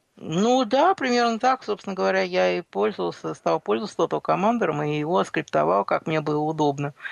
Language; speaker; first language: Russian; native; Russian